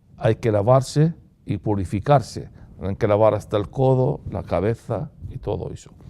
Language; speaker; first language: Spanish; non-native, fluent; Arabic